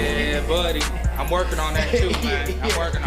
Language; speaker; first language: English; native; English